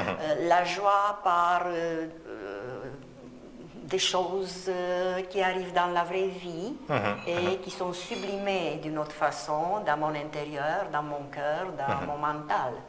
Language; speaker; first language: French; non-native, fluent; Romanian